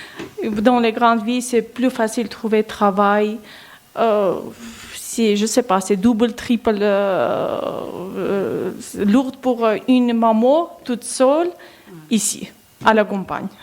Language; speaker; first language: French; non-native, learner; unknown